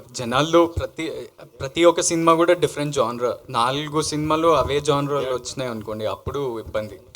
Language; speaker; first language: Telugu; native; Telugu